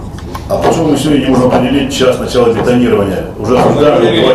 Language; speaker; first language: Russian; native; Russian